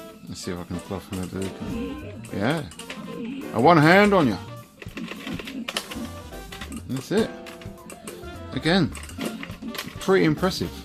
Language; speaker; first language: English; native; English